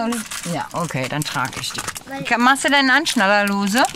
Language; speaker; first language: German; native; German